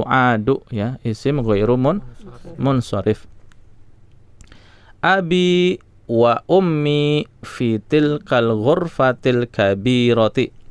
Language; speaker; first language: Arabic; non-native, fluent; Indonesian